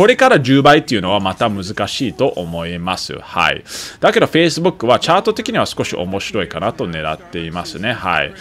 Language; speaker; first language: Japanese; early bilingual, other home language; English